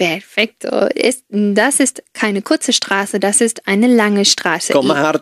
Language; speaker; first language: German; non-native, fluent; Spanish